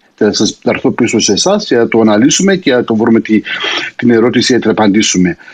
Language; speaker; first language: Greek; early bilingual, heritage; Greek